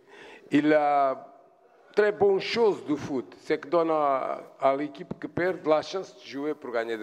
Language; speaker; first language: French; non-native, fluent; Portuguese